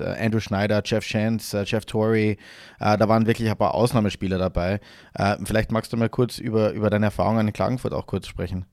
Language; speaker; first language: German; native; German